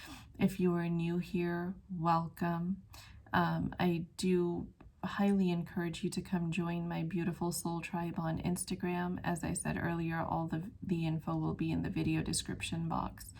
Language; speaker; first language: English; native; English